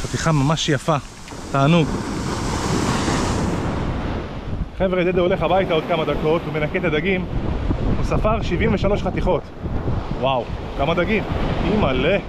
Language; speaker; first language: Hebrew; native; Hebrew